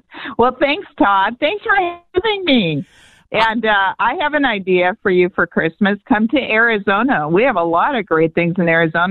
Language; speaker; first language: English; native; English